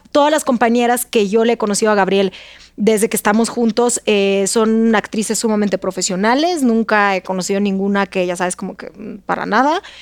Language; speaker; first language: Spanish; non-native, fluent; Russian